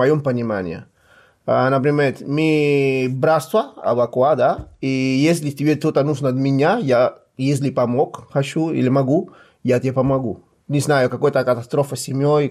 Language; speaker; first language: Russian; non-native, fluent; Spanish